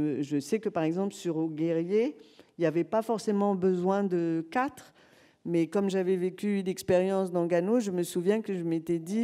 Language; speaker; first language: French; native; French